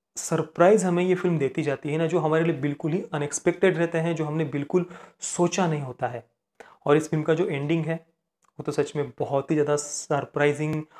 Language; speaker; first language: Hindi; non-native, local second language; Marathi